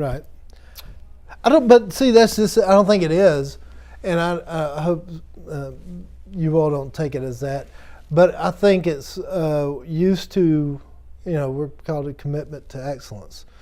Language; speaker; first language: English; native; English